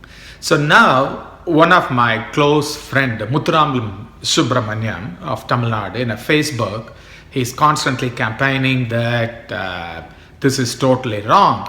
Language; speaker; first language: English; non-native, local second language; Tamil